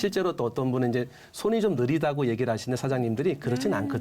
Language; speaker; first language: Korean; native; Korean